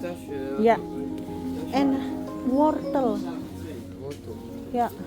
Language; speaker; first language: Dutch; non-native, learner; Indonesian